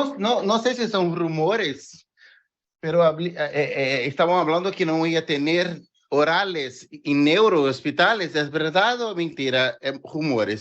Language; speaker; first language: Spanish; non-native, learner; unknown